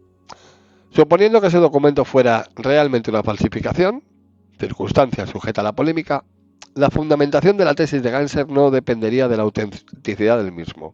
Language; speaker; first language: Spanish; native; Spanish